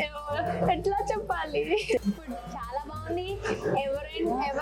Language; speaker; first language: Telugu; non-native, learner; Hindi